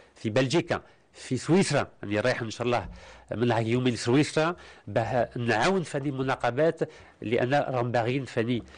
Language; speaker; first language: Arabic; early bilingual, heritage; Arabic